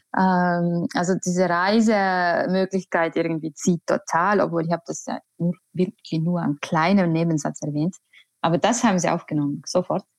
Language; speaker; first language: German; non-native, fluent; Estonian